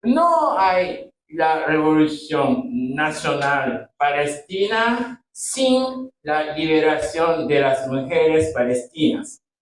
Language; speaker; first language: Spanish; non-native, fluent; Japanese